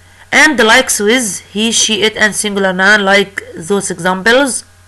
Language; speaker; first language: English; non-native, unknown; Arabic